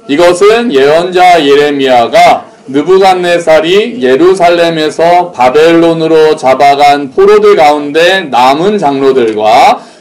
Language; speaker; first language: Korean; native; Korean